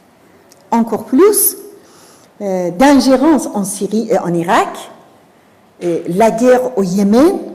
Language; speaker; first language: French; non-native, fluent; Persian